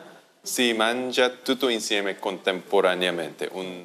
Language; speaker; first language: Italian; non-native, learner; Korean